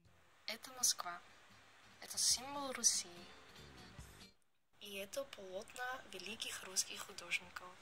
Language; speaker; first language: Russian; non-native, fluent; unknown